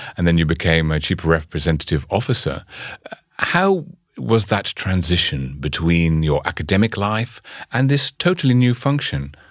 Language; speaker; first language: English; native; English